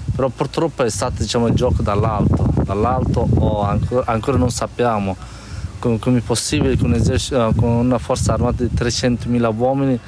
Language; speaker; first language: Italian; non-native, fluent; Persian